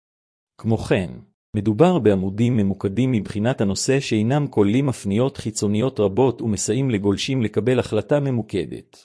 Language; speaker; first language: Hebrew; native; Hebrew